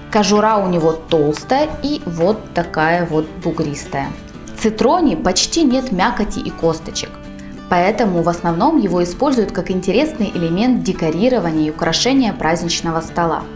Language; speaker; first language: Russian; native; Russian